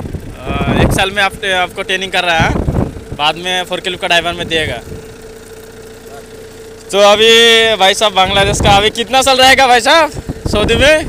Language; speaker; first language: Hindi; non-native, learner; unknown